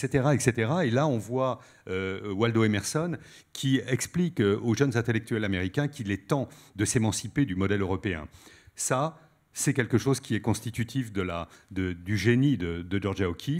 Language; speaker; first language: French; native; French